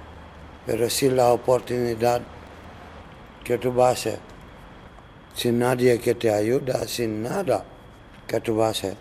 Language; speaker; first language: Spanish; non-native, learner; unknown